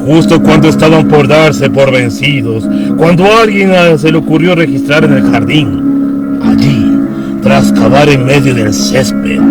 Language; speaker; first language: Spanish; native; Spanish